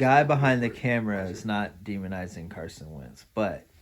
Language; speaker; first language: English; native; English